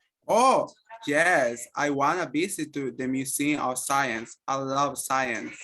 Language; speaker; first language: English; non-native, learner; Spanish